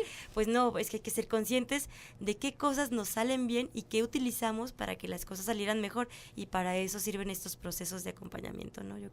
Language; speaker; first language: Spanish; native; Spanish